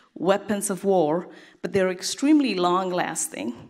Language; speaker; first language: English; non-native, fluent; Tigrinya